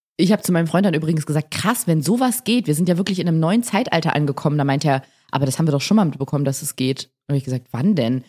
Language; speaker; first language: German; early bilingual, other home language; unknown